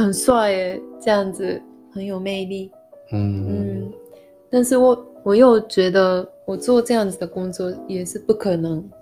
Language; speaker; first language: Chinese; non-native, learner; Japanese